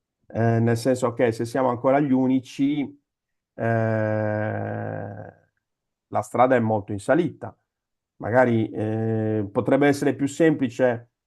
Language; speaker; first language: Italian; native; Italian